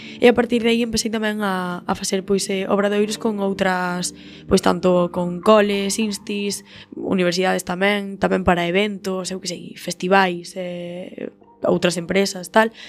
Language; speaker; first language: Galician; native; Galician